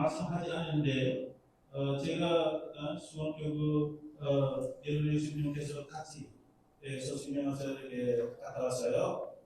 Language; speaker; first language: Korean; non-native, learner; Indonesian